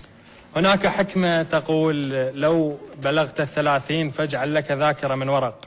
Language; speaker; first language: Arabic; native; Arabic